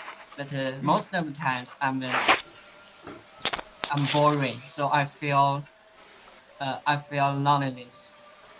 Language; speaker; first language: English; non-native, learner; Chinese